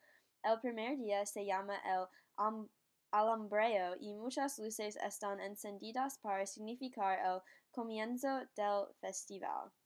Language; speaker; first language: Spanish; non-native, learner; English